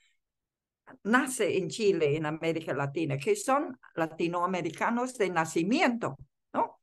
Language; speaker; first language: Spanish; non-native, fluent; Chinese